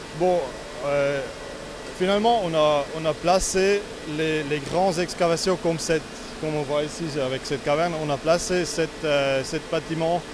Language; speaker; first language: French; non-native, local second language; Italian